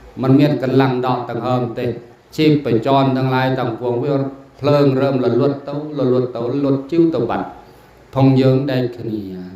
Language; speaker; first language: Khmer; native; Khmer